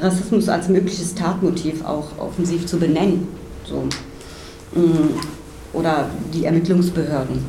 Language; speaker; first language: German; native; German